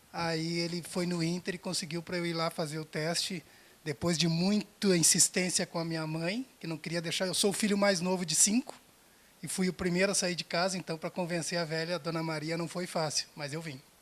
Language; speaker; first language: Portuguese; native; Portuguese